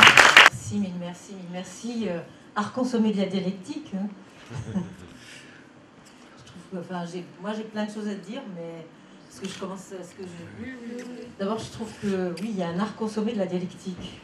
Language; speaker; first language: French; native; French